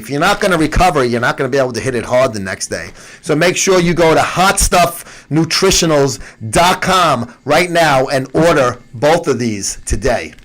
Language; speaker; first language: English; native; English